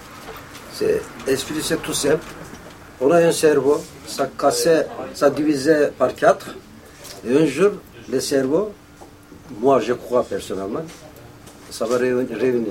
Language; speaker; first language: French; non-native, learner; Kurdish